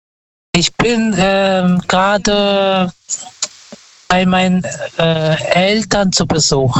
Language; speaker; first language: German; non-native, fluent; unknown